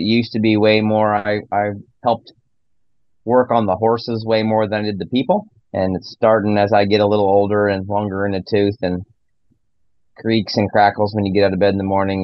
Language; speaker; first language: English; native; English